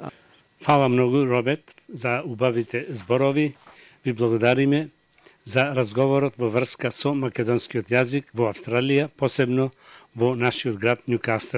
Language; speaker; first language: Macedonian; native; Macedonian